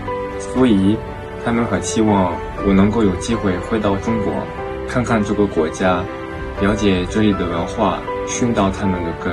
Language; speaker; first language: Chinese; early bilingual, heritage; Chinese